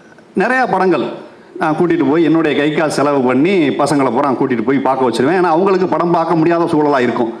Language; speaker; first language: Tamil; native; Tamil